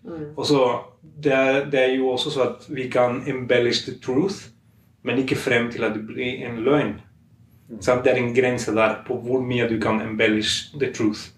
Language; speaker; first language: Norwegian; non-native, fluent; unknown